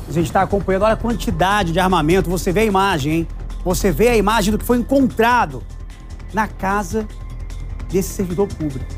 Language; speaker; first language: Portuguese; native; Portuguese